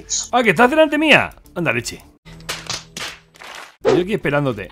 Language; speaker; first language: Spanish; native; Spanish